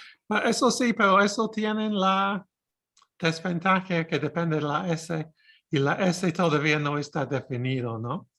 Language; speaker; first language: Spanish; non-native, fluent; English